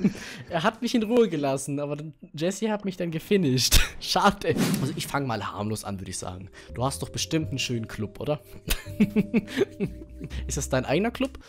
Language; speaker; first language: German; native; German